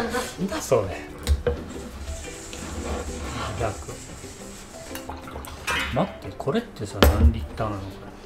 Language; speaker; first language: Japanese; native; Japanese